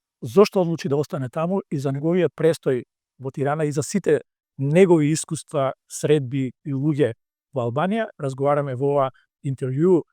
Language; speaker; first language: Macedonian; native; Macedonian